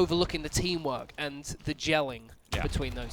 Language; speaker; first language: English; native; English